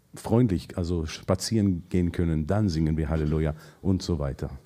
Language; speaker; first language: German; non-native, fluent; Hebrew